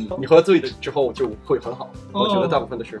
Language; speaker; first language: Chinese; non-native, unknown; Danish